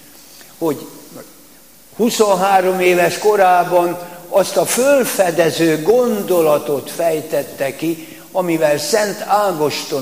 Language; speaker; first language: Hungarian; native; Hungarian